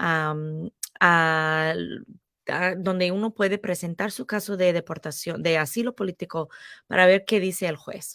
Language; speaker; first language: Spanish; non-native, fluent; English